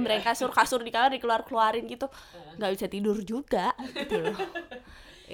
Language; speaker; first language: Indonesian; native; Indonesian